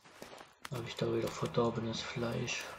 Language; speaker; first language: German; native; German